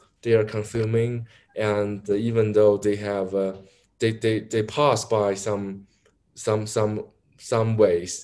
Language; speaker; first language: English; non-native, learner; Chinese